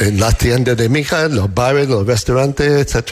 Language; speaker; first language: Spanish; non-native, fluent; English